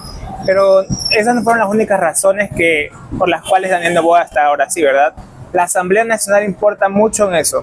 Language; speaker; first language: Spanish; native; Spanish